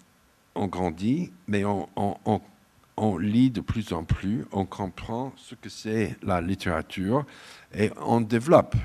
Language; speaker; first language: French; non-native, fluent; English